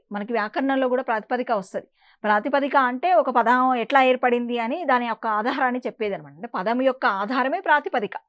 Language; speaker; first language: Telugu; native; Telugu